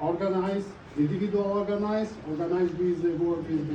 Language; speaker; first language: English; non-native, learner; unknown